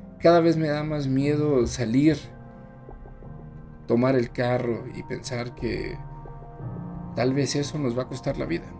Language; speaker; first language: Spanish; native; Spanish